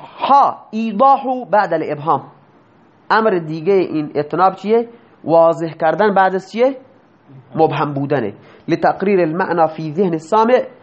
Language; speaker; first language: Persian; non-native, local second language; Baluchi